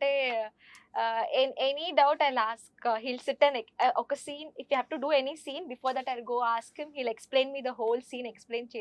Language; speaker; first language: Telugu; non-native, learner; Kannada